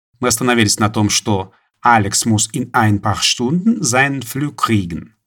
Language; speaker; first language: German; non-native, fluent; Russian